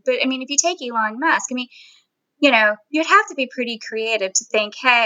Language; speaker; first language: English; early bilingual, other home language; Spanish